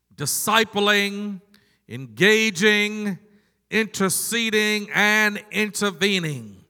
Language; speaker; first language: English; native; English